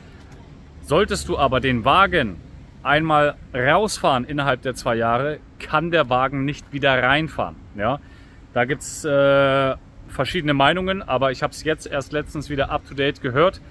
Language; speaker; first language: German; native; German